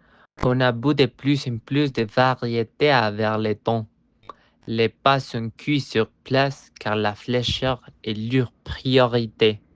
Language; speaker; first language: French; non-native, learner; Spanish